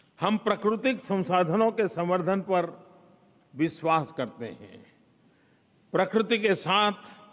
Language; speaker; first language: Hindi; non-native, local second language; Gujarati